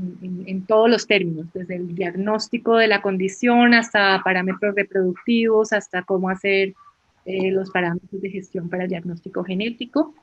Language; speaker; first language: Spanish; native; Spanish